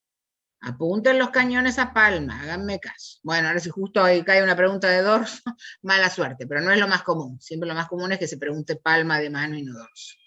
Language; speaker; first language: Spanish; native; Spanish